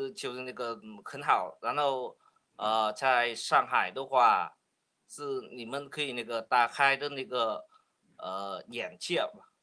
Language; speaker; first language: Chinese; non-native, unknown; Vietnamese